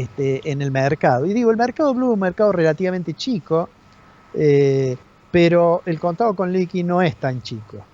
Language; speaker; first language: Spanish; native; Spanish